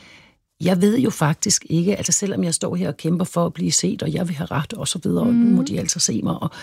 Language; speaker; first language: Danish; native; Danish